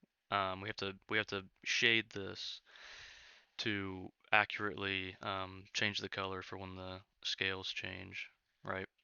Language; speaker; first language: English; native; English